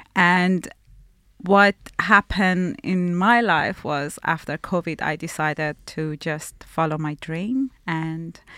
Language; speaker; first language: English; non-native, fluent; Persian